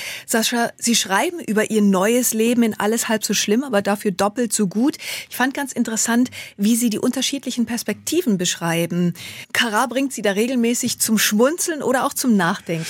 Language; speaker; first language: German; native; German